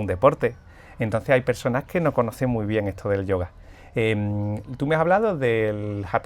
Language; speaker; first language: Spanish; native; Spanish